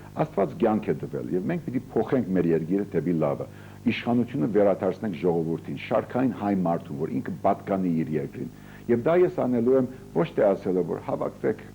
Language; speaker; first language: Armenian; early bilingual, heritage; Armenian